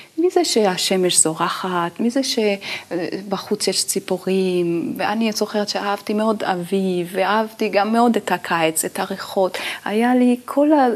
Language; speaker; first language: Hebrew; non-native, fluent; Italian